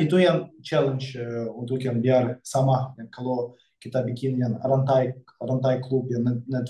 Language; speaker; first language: Indonesian; non-native, fluent; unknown